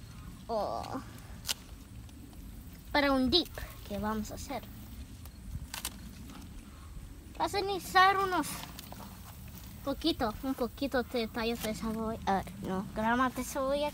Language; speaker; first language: Spanish; early bilingual, heritage; Spanish